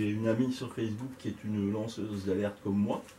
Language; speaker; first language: French; native; French